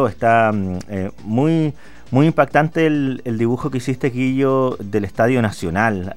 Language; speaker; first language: Spanish; native; Spanish